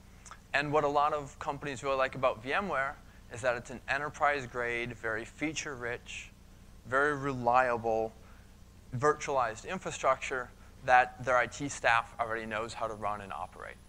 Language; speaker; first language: English; native; English